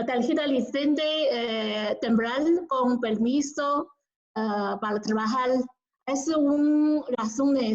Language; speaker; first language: Spanish; non-native, learner; Chinese